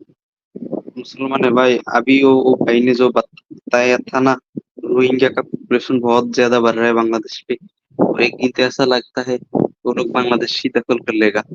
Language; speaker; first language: Hindi; non-native, fluent; Bangla